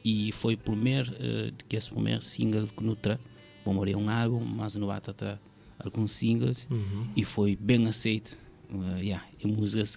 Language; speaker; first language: Portuguese; non-native, local second language; Kabuverdianu